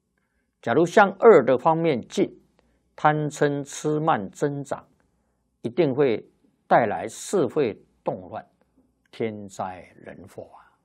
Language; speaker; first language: Chinese; native; Chinese